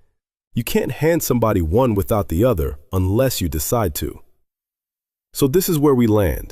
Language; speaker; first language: English; native; English